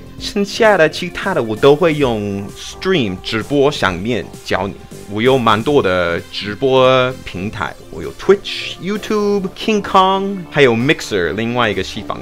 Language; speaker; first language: Chinese; non-native, fluent; English